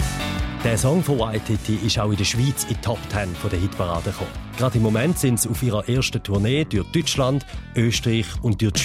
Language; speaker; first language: German; native; German